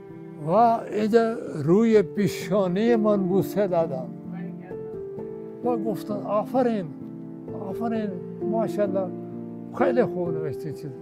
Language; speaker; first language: Persian; non-native, fluent; Urdu